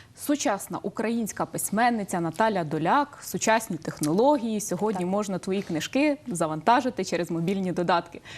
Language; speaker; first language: Ukrainian; native; Ukrainian